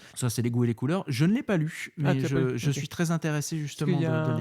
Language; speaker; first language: French; native; French